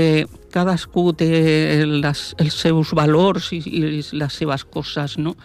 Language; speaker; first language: Catalan; non-native, local second language; Spanish